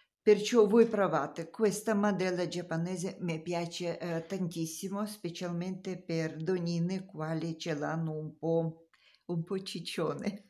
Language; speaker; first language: Italian; non-native, learner; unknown